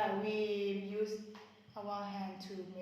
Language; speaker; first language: English; non-native, learner; Thai